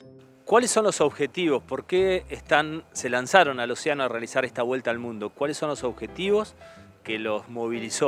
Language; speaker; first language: Spanish; native; Spanish